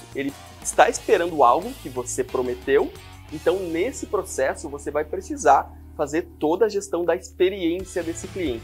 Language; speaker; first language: Portuguese; native; Portuguese